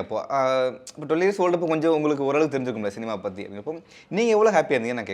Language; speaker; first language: Tamil; native; Tamil